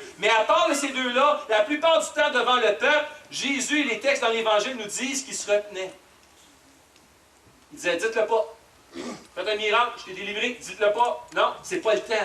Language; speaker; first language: French; native; French